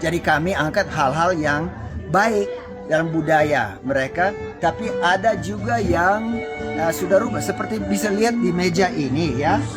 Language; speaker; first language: Indonesian; non-native, local second language; English